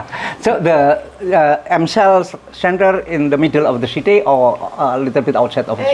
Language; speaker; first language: English; non-native, learner; Indonesian